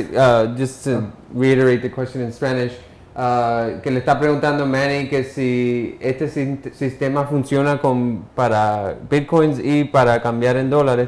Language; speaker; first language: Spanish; early bilingual, heritage; Spanish